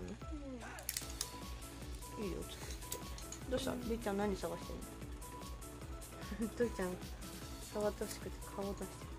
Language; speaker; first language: Japanese; native; Japanese